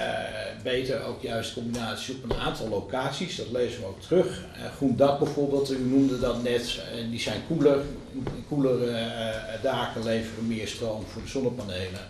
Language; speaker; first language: Dutch; native; Dutch